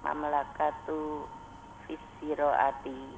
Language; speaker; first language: Arabic; non-native, learner; Indonesian